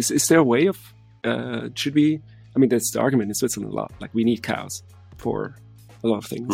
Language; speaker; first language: English; non-native, fluent; Swiss German